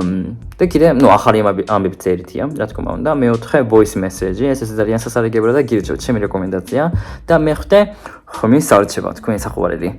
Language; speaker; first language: Georgian; non-native, fluent; Japanese